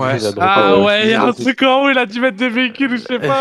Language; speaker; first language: French; native; French